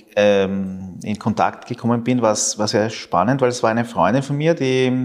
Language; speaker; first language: German; early bilingual, other home language; Spanish